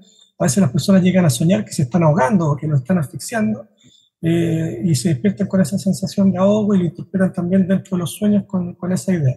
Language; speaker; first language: Spanish; native; Spanish